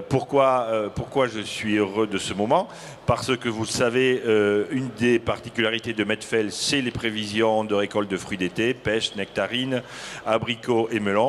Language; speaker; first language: French; native; French